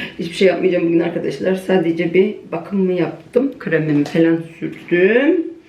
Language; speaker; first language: Turkish; early bilingual, heritage; Turkish